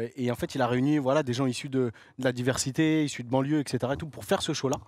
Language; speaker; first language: French; native; French